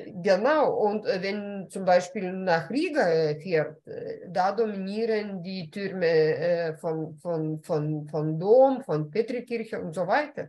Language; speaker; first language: German; non-native, fluent; Lithuanian